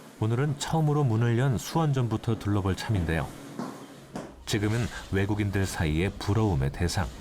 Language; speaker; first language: Korean; native; Korean